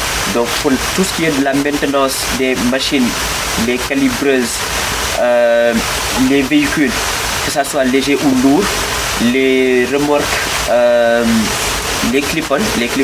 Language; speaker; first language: French; non-native, local second language; Wolof